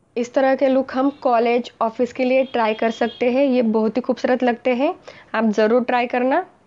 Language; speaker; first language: Hindi; non-native, local second language; Marathi